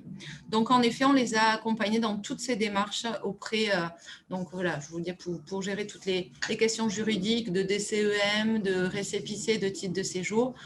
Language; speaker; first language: French; native; French